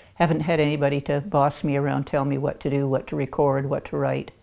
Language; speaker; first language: English; native; English